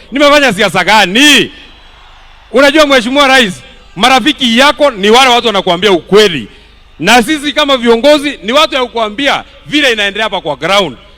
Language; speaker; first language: Swahili; non-native, local second language; Kikuyu